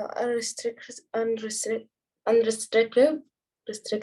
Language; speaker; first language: English; non-native, learner; Arabic